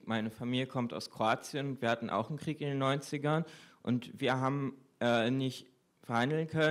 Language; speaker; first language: German; early bilingual, other home language; Croatian